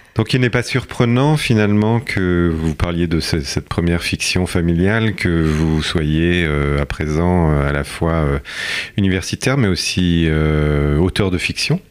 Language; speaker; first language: French; native; French